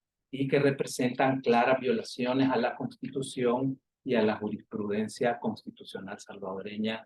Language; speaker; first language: Spanish; native; Spanish